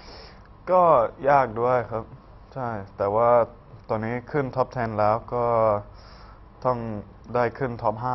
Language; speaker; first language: Thai; early bilingual, heritage; Thai